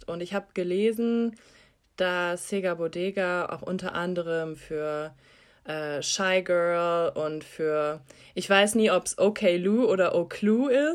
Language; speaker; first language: German; native; German